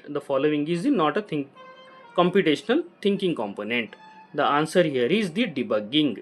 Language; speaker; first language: English; non-native, local second language; Kannada